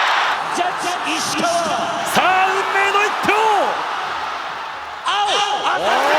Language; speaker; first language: Japanese; native; Japanese